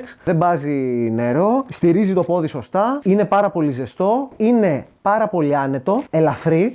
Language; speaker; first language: Greek; native; Greek